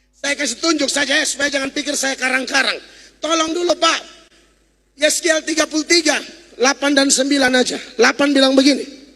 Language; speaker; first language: Indonesian; native; Indonesian